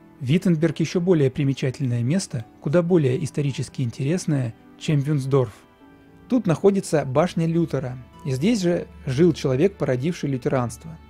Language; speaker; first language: Russian; native; Russian